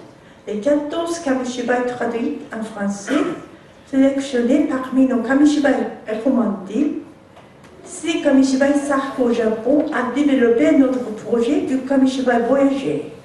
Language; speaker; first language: French; non-native, learner; Japanese